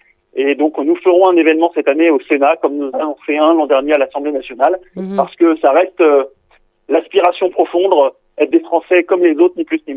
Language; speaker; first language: French; native; French